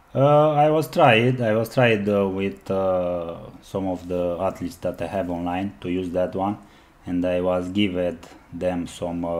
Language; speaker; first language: English; non-native, learner; Romanian